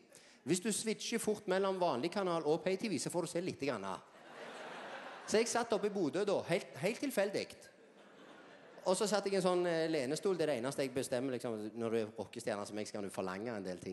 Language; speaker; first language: Norwegian; native; Norwegian